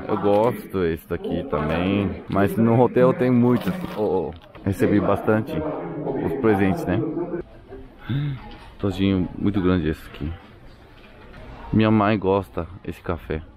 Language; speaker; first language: Portuguese; non-native, learner; Korean